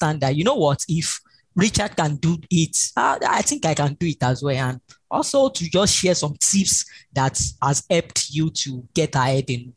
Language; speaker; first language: English; non-native, local second language; Yoruba